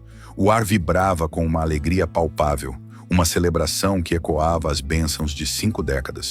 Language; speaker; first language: Portuguese; native; Portuguese